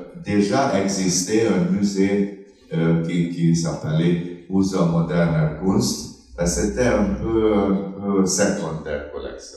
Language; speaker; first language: French; non-native, fluent; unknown